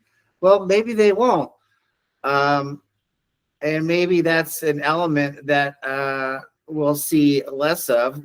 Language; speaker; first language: English; native; English